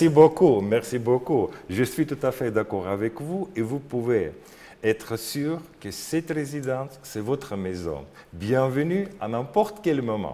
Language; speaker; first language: French; non-native, learner; Russian